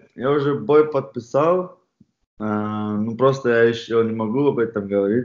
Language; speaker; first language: Russian; non-native, fluent; Chechen